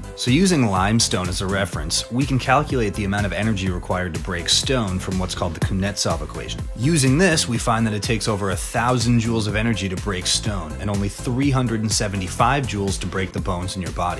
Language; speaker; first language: English; native; English